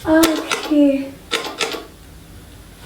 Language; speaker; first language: English; non-native, learner; Amharic